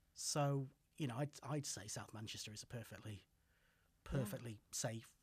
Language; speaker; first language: English; native; English